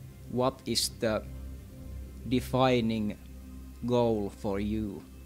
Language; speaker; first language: English; non-native, fluent; Finnish